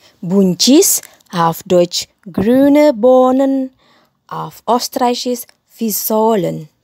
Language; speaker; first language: German; non-native, fluent; Indonesian